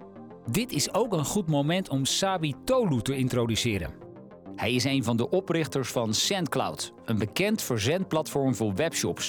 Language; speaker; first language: Dutch; native; Dutch